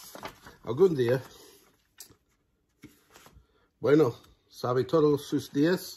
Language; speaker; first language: Spanish; non-native, learner; English